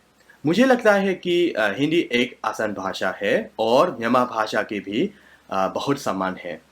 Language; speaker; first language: Hindi; non-native, learner; Burmese